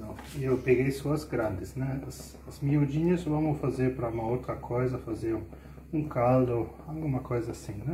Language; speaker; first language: Portuguese; non-native, fluent; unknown